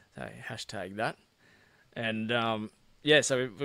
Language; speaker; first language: English; native; English